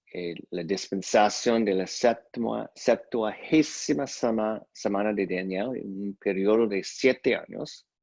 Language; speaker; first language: Spanish; non-native, fluent; English